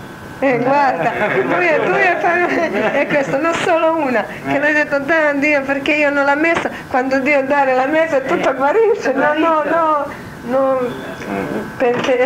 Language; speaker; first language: Italian; non-native, learner; Croatian